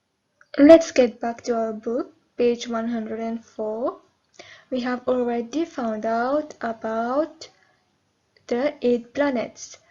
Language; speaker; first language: English; non-native, local second language; Morisyen